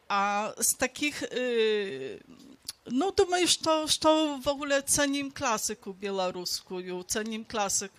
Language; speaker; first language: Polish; non-native, local second language; Belarusian